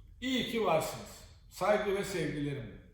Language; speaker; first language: Turkish; native; Turkish